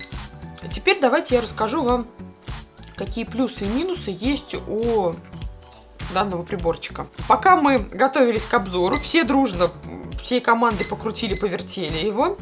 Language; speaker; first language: Russian; native; Russian